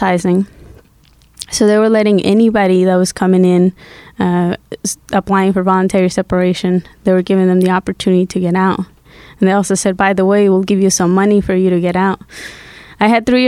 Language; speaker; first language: English; non-native, fluent; Spanish